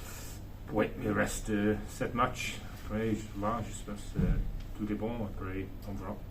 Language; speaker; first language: French; non-native, learner; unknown